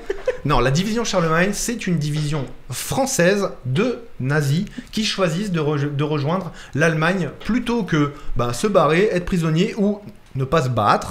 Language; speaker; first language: French; native; French